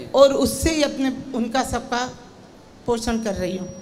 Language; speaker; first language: Hindi; non-native, local second language; Gujarati